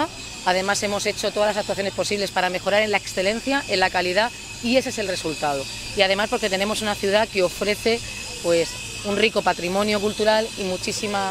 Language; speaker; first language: Spanish; native; Spanish